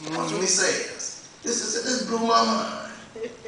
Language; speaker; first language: English; native; English